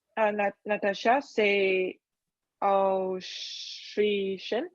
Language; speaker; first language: French; non-native, learner; Chinese